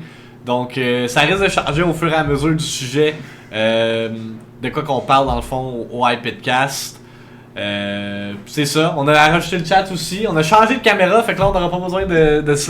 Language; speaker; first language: French; native; French